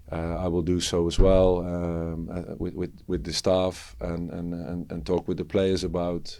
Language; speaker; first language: English; non-native, fluent; Dutch